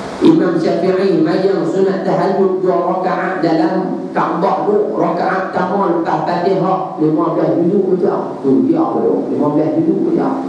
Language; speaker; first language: Malay; native; Malay